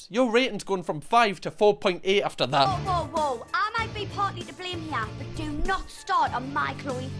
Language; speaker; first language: English; native; English